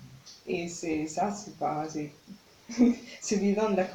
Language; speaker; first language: French; non-native, learner; Spanish